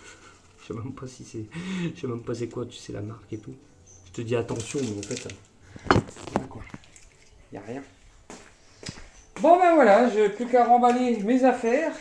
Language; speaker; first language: French; native; French